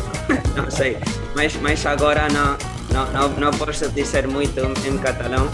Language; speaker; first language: Portuguese; non-native, learner; Spanish